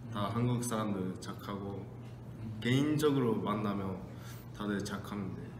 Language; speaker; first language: Korean; non-native, fluent; Japanese